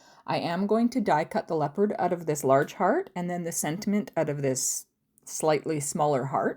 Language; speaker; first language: English; native; English